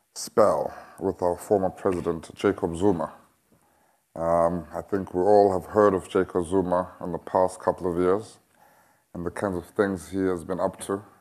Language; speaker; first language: English; non-native, local second language; Xhosa